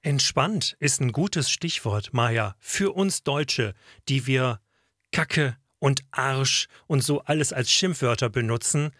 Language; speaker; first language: German; native; German